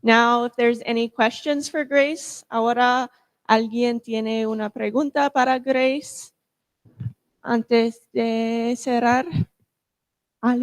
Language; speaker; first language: Spanish; non-native, fluent; English